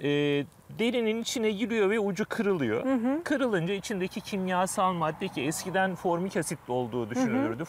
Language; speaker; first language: Turkish; native; Turkish